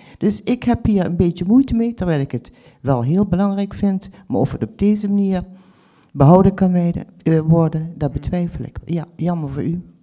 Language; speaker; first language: Dutch; native; Dutch